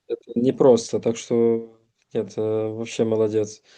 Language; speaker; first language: Russian; native; Russian